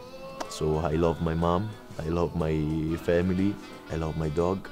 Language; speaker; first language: English; non-native, learner; Italian